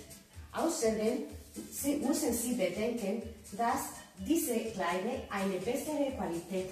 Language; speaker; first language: German; non-native, learner; Spanish